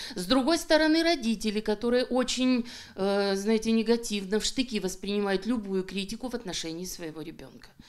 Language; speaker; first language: Russian; native; Russian